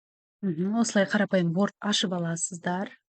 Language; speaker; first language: Kazakh; native; Kazakh